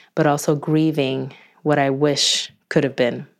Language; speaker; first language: English; native; English